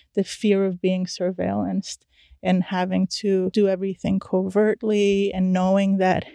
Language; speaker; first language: English; early bilingual, other home language; Persian